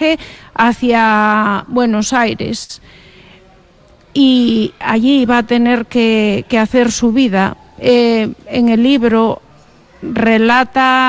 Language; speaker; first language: Spanish; non-native, local second language; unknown